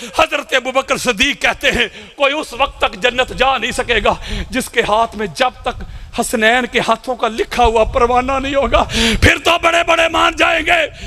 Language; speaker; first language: Urdu; non-native, local second language; Punjabi